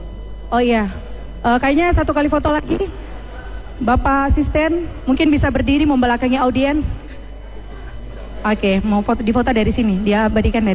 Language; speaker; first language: Indonesian; native; Indonesian